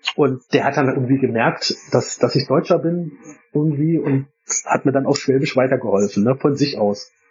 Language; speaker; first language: German; native; German